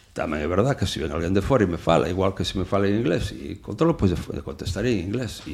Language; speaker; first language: Galician; non-native, local second language; Spanish